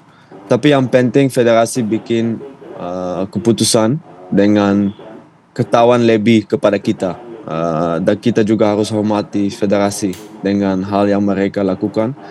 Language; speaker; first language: Indonesian; non-native, fluent; Dutch